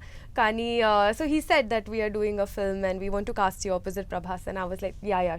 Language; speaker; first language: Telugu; non-native, learner; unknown